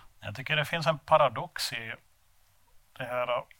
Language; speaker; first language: Swedish; non-native, fluent; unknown